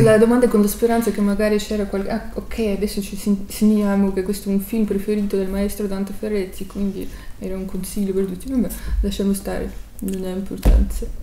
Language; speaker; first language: Italian; non-native, fluent; Russian